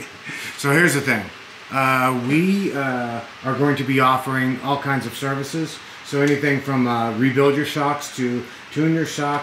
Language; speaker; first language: English; native; English